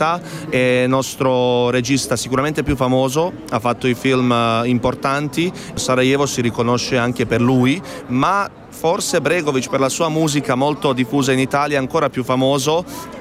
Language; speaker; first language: Italian; non-native, fluent; Bosnian